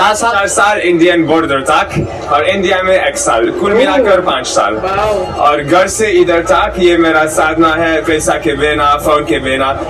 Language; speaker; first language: Hindi; non-native, learner; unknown